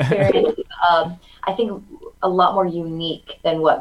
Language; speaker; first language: English; early bilingual, other home language; Chinese